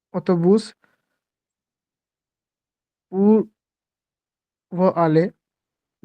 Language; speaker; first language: French; non-native, learner; Hindi